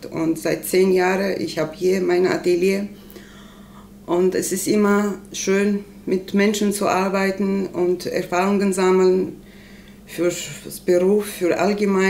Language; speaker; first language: German; non-native, learner; Armenian